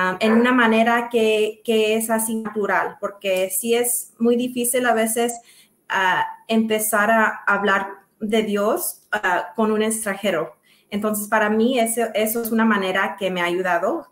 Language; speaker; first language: Spanish; early bilingual, other home language; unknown